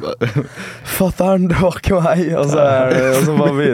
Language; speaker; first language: Norwegian; early bilingual, other home language; Turkish